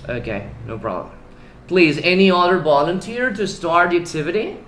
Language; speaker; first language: English; non-native, fluent; Spanish